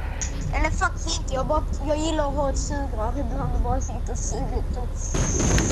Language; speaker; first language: Swedish; early bilingual, other home language; Chinese